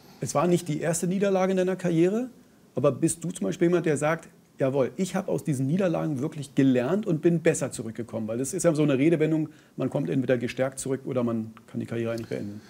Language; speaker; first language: German; native; German